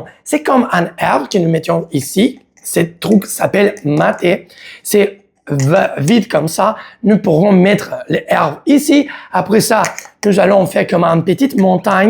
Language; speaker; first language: French; non-native, learner; Spanish